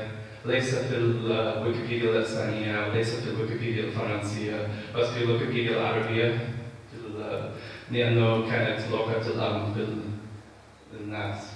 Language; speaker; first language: Arabic; non-native, fluent; English